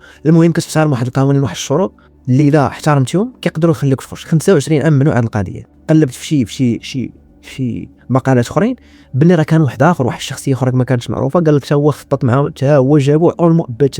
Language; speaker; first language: Arabic; native; Arabic